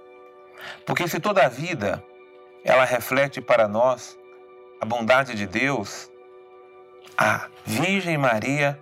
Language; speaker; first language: Portuguese; native; Portuguese